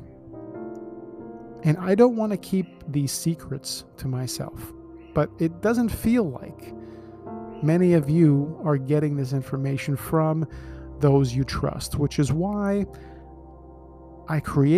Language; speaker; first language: English; native; English